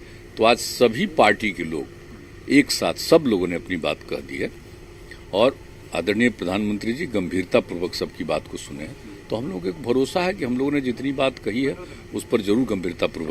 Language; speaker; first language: Hindi; native; Hindi